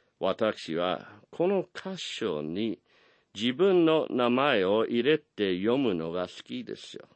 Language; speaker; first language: Japanese; non-native, fluent; English